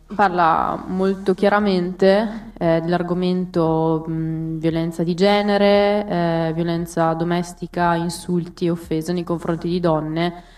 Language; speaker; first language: Italian; native; Italian